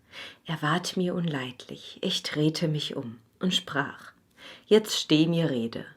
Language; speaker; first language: German; native; German